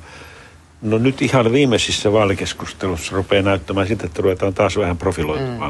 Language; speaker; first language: Finnish; native; Finnish